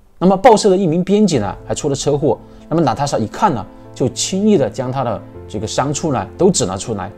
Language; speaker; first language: Chinese; native; Chinese